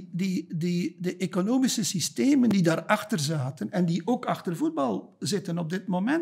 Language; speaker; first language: Dutch; native; Dutch